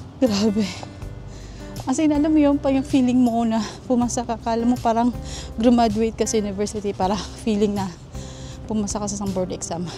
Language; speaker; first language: Filipino; native; Filipino